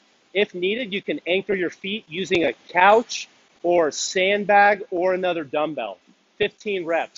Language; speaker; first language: English; native; English